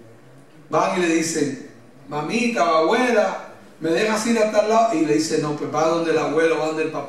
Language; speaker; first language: Spanish; native; Spanish